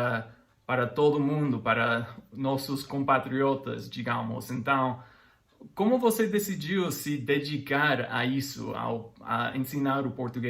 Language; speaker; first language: Portuguese; non-native, fluent; English